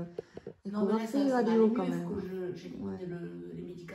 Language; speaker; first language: French; native; French